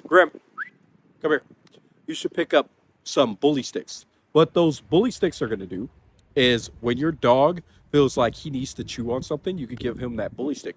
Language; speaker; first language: English; native; English